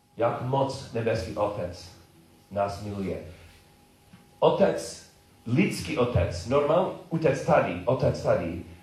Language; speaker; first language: Czech; non-native, learner; English